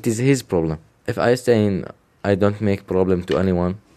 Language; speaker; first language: English; non-native, learner; Arabic